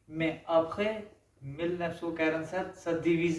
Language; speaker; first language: French; non-native, learner; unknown